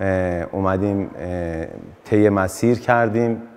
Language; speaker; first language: Persian; native; Persian